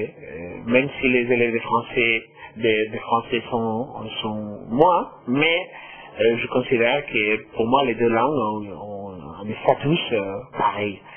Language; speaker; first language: French; non-native, fluent; Spanish